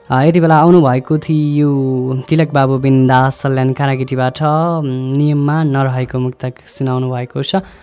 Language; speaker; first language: Nepali; native; Nepali